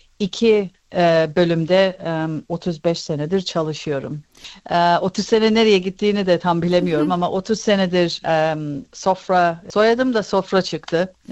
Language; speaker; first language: Turkish; early bilingual, heritage; Turkish